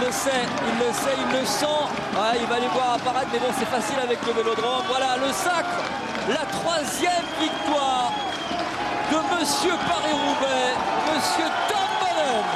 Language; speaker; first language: French; native; French